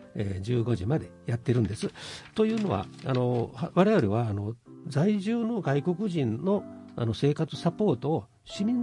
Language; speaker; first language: Japanese; native; Japanese